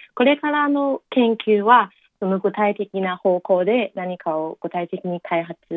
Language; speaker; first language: Japanese; non-native, learner; Chinese